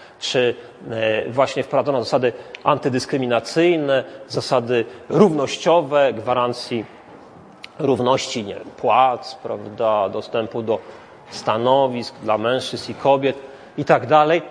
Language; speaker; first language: Polish; native; Polish